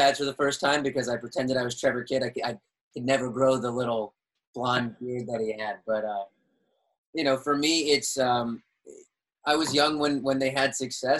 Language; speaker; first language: English; native; English